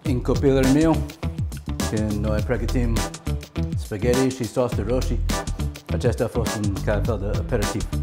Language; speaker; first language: Romanian; non-native, learner; English